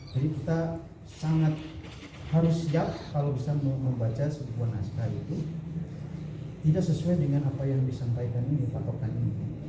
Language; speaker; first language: Indonesian; non-native, local second language; Sundanese